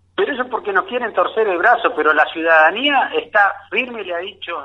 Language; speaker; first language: Spanish; native; Spanish